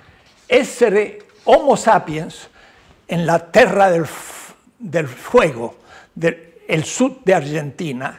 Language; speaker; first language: Italian; non-native, learner; Spanish